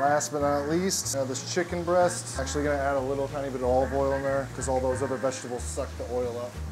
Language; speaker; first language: English; native; English